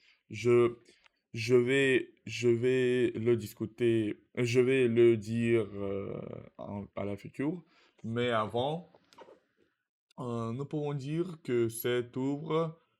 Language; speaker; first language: French; non-native, learner; Russian